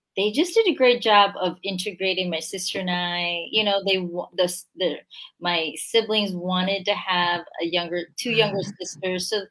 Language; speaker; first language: English; early bilingual, other home language; Korean